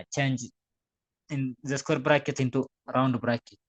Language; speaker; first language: English; non-native, local second language; Amharic